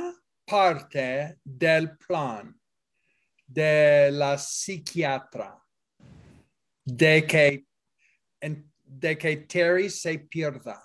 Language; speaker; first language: Spanish; non-native, fluent; English